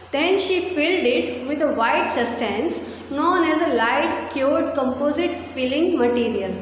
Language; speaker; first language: English; non-native, local second language; Gujarati